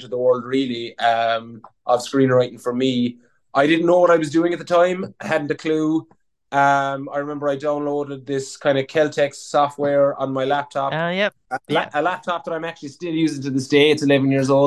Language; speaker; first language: English; native; English